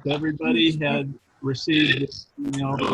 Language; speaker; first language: English; native; English